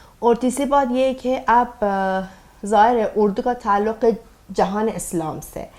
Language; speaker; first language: Urdu; non-native, fluent; Persian